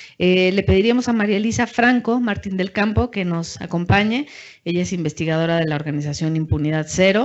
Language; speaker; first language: Spanish; native; Spanish